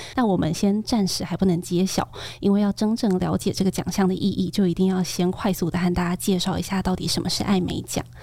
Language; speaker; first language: Chinese; native; Chinese